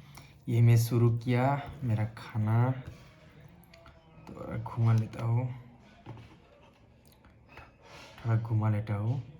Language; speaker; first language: Hindi; non-native, local second language; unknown